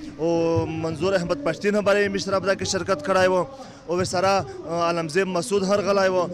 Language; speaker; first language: Pashto; native; Pashto